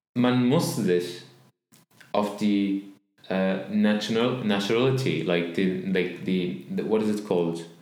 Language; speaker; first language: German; non-native, learner; Arabic